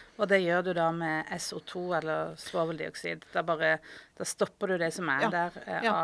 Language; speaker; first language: Norwegian; native; Norwegian